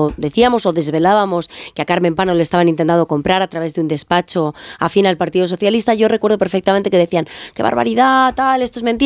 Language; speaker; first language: Spanish; native; Spanish